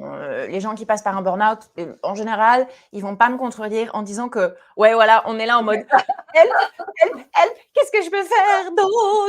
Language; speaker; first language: French; native; French